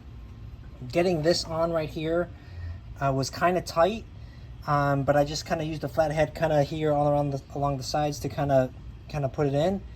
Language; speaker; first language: English; native; English